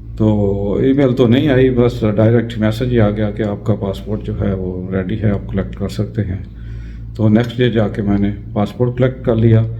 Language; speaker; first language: Urdu; non-native, local second language; Punjabi